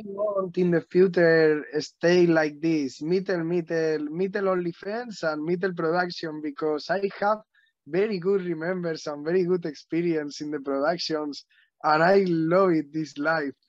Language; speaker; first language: English; non-native, learner; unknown